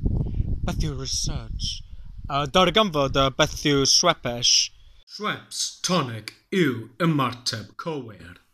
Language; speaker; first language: Welsh; non-native, learner; English